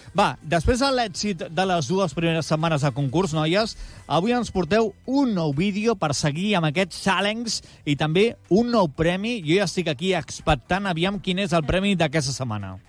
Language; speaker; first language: Catalan; native; Catalan